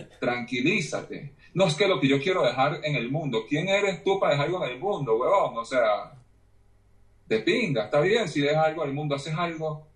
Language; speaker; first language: Spanish; native; Spanish